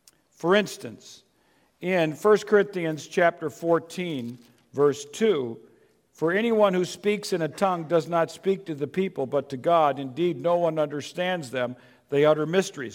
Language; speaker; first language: English; native; English